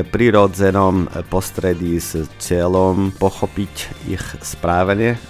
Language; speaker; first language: Slovak; non-native, learner; Portuguese